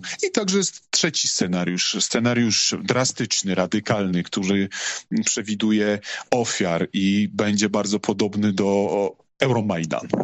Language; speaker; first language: Polish; non-native, fluent; Georgian